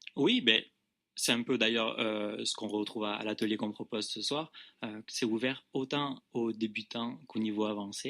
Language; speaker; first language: French; native; French